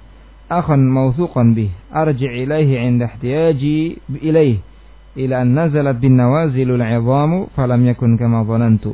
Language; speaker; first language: Arabic; non-native, fluent; Indonesian